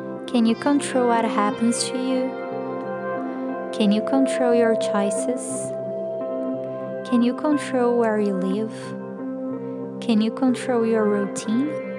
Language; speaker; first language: English; non-native, fluent; Portuguese